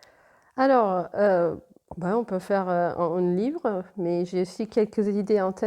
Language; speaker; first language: French; non-native, fluent; Portuguese